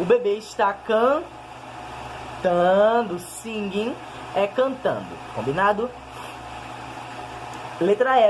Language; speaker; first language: Portuguese; native; Portuguese